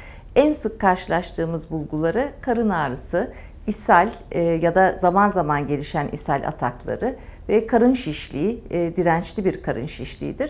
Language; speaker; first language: Turkish; native; Turkish